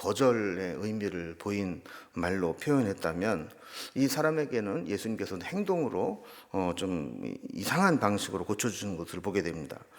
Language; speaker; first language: Korean; native; Korean